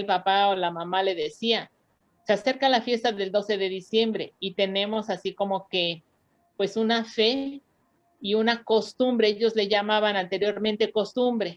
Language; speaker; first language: Spanish; native; Spanish